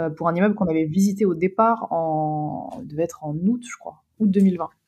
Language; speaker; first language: French; native; French